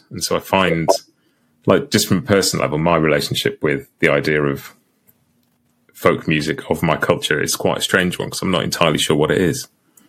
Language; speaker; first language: English; native; English